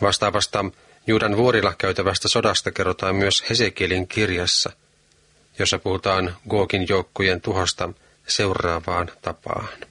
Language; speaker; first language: Finnish; native; Finnish